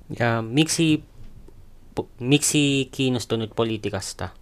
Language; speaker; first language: Finnish; non-native, learner; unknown